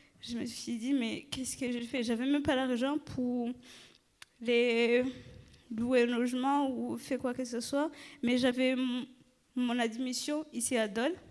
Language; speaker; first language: French; non-native, fluent; Kinyarwanda